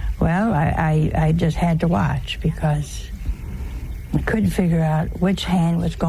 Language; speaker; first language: English; native; English